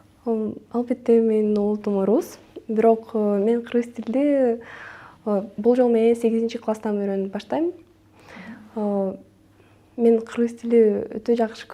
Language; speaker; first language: Kyrgyz; non-native, local second language; Russian